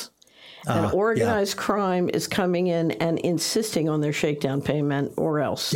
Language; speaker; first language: English; native; English